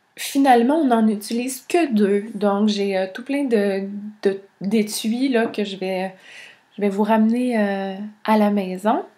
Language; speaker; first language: French; native; French